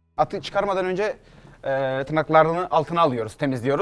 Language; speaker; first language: Turkish; native; Turkish